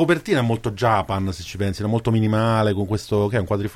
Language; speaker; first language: Italian; native; Italian